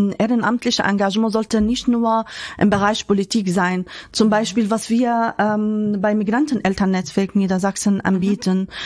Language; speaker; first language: German; non-native, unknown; Arabic